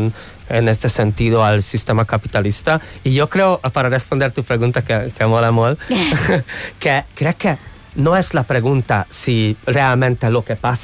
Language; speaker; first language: Catalan; non-native, fluent; Hungarian